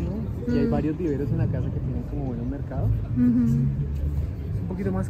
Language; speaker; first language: Spanish; native; Spanish